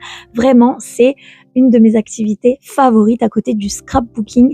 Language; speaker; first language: French; native; French